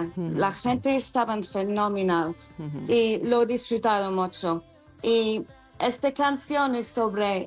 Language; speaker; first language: Spanish; non-native, fluent; English